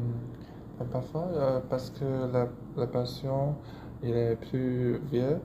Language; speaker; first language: French; non-native, learner; Chinese